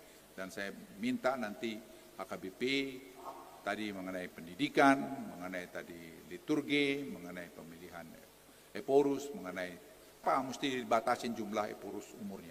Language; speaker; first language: Indonesian; native; Indonesian